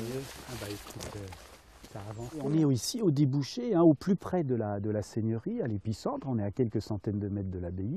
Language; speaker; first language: French; native; French